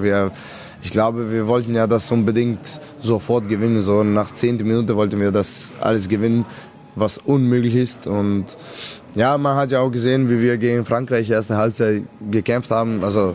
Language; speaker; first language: German; non-native, fluent; Serbian